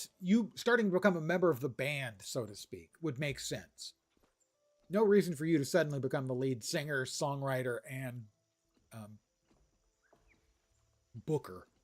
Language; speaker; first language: English; native; English